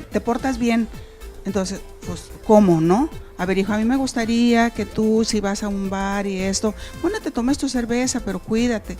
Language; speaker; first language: Spanish; native; Spanish